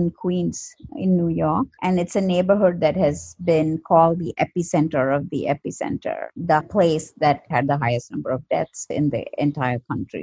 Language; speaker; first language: English; non-native, local second language; Malayalam